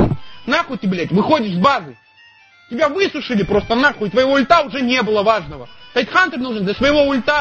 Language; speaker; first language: Russian; native; Russian